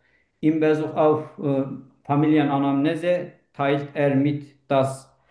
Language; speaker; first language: German; non-native, learner; Turkish